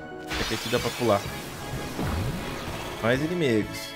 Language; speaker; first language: Portuguese; native; Portuguese